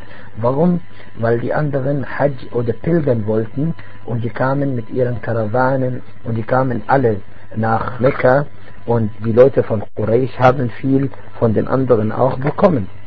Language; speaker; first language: German; non-native, fluent; Arabic